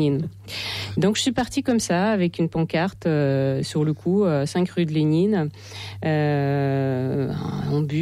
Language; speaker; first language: French; non-native, fluent; Russian